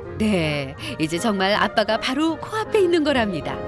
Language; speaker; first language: Korean; native; Korean